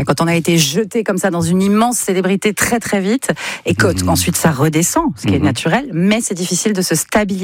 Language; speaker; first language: French; native; French